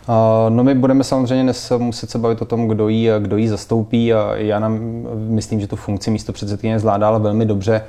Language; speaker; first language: Czech; native; Czech